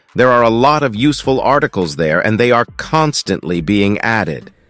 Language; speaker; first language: English; non-native, fluent; Russian